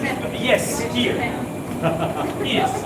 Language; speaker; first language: English; non-native, fluent; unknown